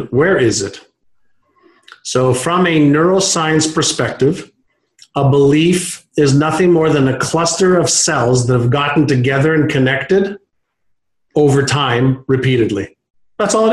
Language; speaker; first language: English; non-native, fluent; Hebrew